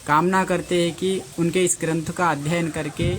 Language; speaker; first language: Hindi; non-native, local second language; Telugu